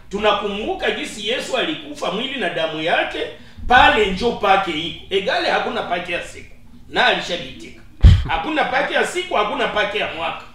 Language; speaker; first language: Swahili; native; Swahili